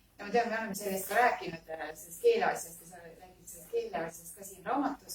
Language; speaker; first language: Estonian; native; Estonian